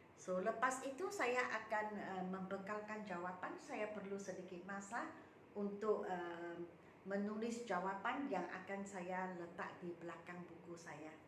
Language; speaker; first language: Malay; non-native, local second language; Chinese